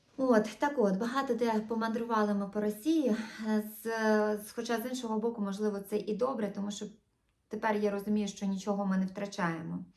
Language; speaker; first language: Ukrainian; non-native, local second language; Russian